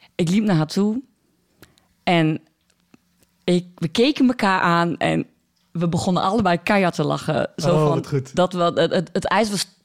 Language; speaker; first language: Dutch; native; Dutch